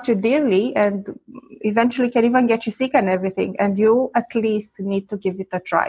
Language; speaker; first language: English; non-native, fluent; Romanian